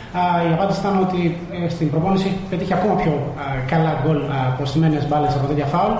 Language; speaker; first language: Greek; native; Greek